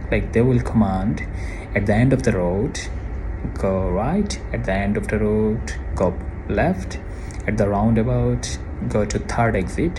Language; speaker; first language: English; non-native, local second language; Sylheti